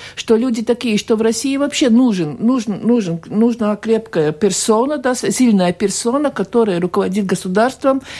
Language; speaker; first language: Russian; non-native, local second language; Latvian